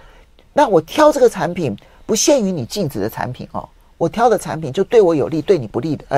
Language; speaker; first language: Chinese; native; Chinese